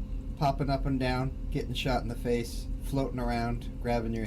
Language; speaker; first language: English; native; English